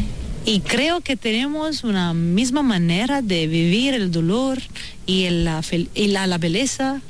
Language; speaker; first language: Spanish; non-native, fluent; Italian